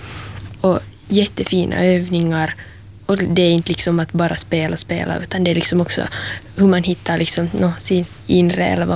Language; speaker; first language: Swedish; native; Swedish